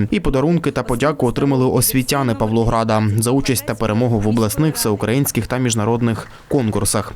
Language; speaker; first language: Ukrainian; native; Ukrainian